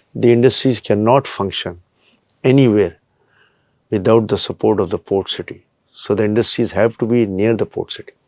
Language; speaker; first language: English; non-native, local second language; Urdu